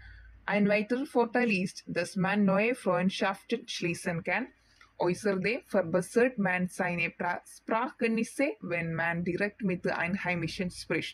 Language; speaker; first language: German; non-native, fluent; Malayalam